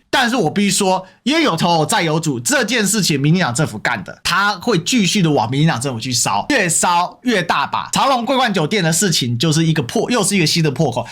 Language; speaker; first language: Chinese; native; Chinese